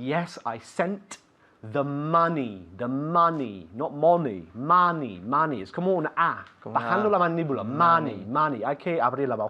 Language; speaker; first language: Spanish; non-native, fluent; English